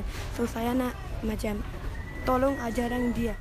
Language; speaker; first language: Indonesian; early bilingual, other home language; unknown